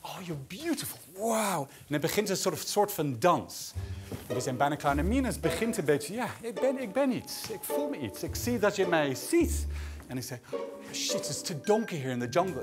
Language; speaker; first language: Dutch; non-native, fluent; English